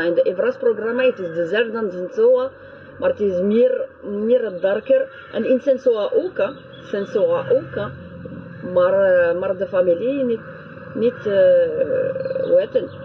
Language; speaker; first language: Dutch; non-native, learner; French